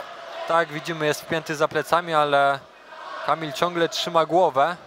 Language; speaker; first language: Polish; native; Polish